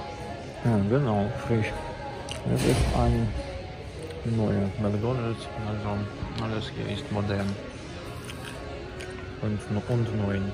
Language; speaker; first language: German; non-native, learner; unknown